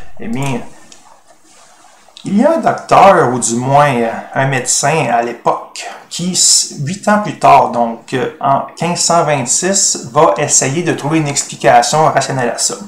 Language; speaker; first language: French; native; French